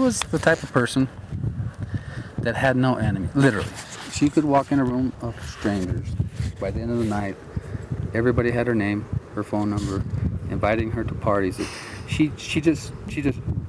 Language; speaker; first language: English; native; English